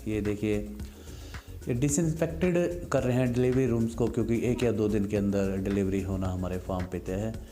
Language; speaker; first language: Hindi; native; Hindi